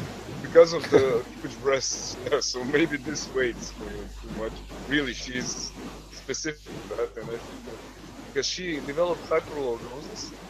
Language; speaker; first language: English; non-native, fluent; Croatian